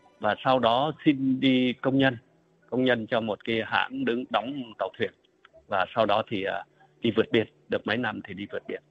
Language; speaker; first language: Vietnamese; native; Vietnamese